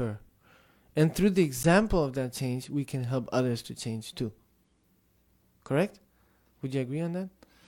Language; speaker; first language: English; non-native, fluent; Tibetan